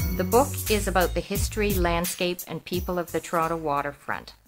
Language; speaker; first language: English; native; English